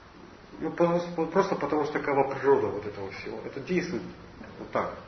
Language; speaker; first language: Russian; native; Russian